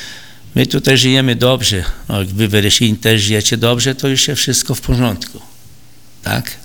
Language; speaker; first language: Polish; early bilingual, heritage; Polish